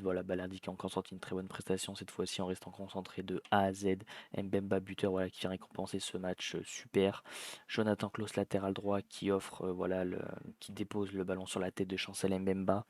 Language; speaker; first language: French; native; French